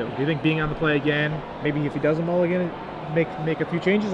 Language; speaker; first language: English; native; English